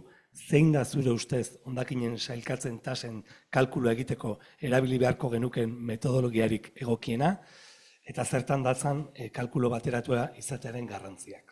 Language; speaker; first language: Basque; native; Basque